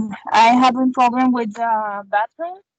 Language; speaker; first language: English; non-native, learner; Spanish